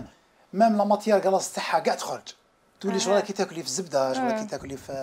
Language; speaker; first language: Arabic; native; Arabic